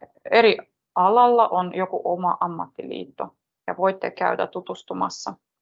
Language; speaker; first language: Finnish; non-native, fluent; Russian